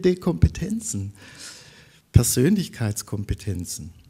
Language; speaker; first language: German; native; German